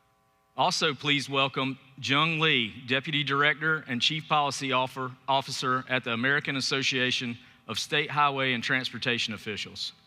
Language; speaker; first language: English; native; English